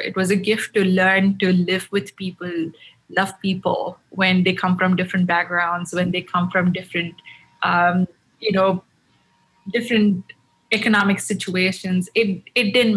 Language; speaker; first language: English; non-native, local second language; Tamil